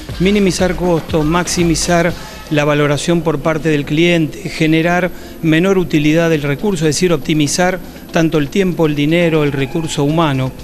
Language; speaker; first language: Spanish; native; Spanish